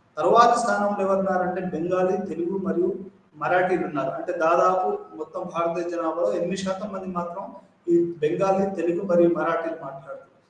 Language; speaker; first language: Telugu; non-native, local second language; Urdu